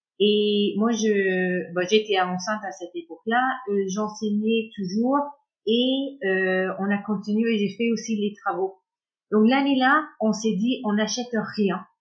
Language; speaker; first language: French; non-native, fluent; English